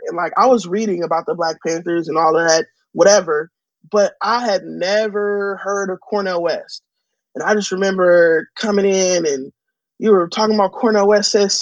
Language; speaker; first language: English; native; English